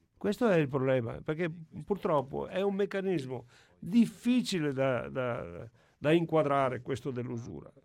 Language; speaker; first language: Italian; native; Italian